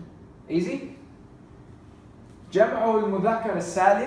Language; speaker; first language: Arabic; non-native, fluent; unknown